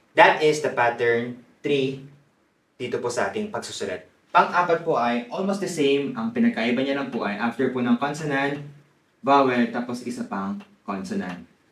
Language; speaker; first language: Filipino; non-native, fluent; Korean